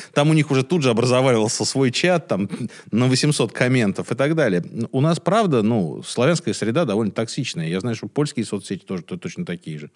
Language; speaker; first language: Russian; native; Russian